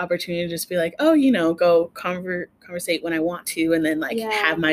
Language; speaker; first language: English; native; English